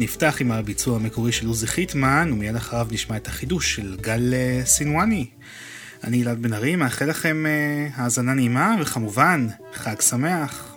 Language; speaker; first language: Hebrew; native; Hebrew